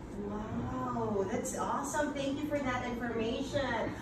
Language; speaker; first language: English; non-native, local second language; Filipino